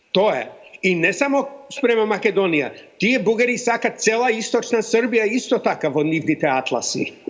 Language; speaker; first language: Macedonian; non-native, fluent; English